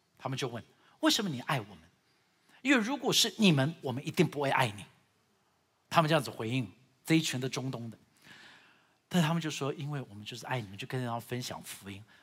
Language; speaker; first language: Chinese; early bilingual, heritage; Chinese